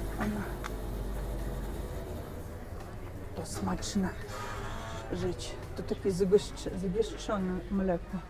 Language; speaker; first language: Polish; non-native, learner; Russian